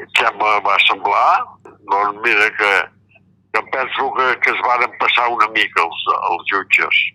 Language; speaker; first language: Catalan; native; Catalan